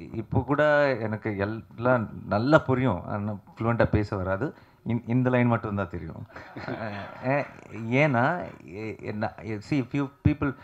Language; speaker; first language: Tamil; non-native, learner; Telugu